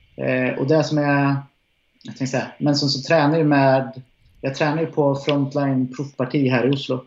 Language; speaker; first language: Swedish; native; Swedish